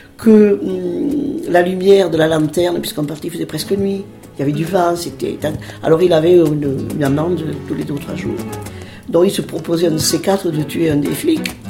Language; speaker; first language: French; early bilingual, other home language; Spanish